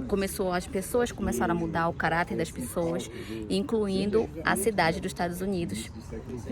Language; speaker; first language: Portuguese; native; Portuguese